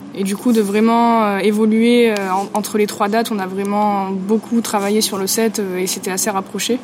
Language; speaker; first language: French; native; French